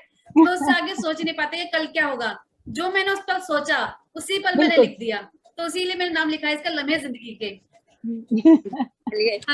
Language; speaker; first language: Hindi; native; Hindi